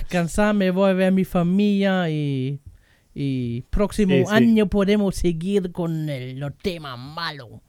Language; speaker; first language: Spanish; non-native, fluent; German